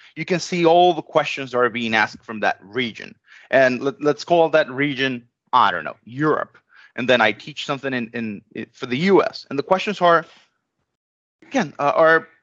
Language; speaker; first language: English; non-native, fluent; Spanish